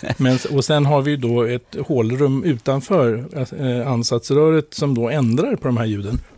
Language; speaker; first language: Swedish; native; Swedish